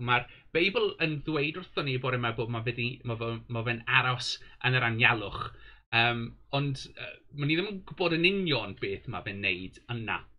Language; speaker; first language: Welsh; non-native, local second language; English